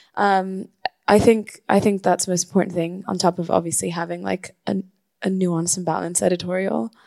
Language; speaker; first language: English; non-native, fluent; Spanish